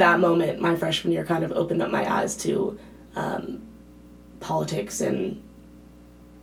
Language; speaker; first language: English; native; English